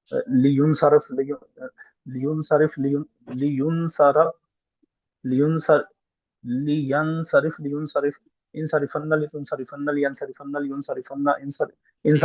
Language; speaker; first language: Arabic; non-native, learner; Urdu